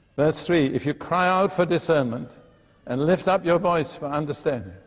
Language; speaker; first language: English; native; English